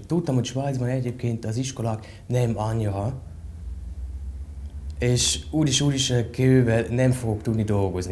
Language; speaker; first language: Hungarian; non-native, fluent; German